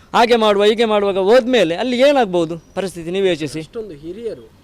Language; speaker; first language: Kannada; native; Kannada